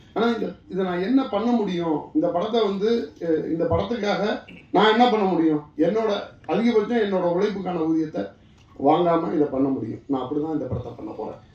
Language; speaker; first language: Tamil; native; Tamil